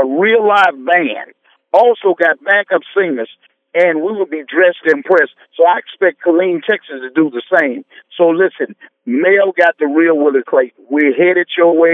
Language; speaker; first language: English; native; English